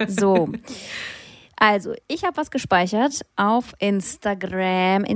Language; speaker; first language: German; early bilingual, other home language; Russian